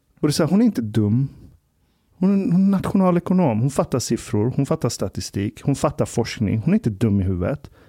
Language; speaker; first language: Swedish; early bilingual, other home language; Persian